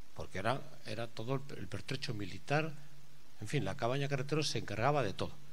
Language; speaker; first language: Spanish; native; Spanish